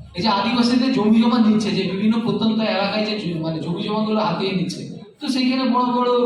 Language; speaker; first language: Bangla; native; Bangla